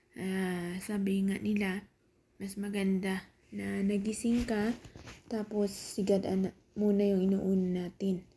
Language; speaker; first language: Filipino; non-native, local second language; Cebuano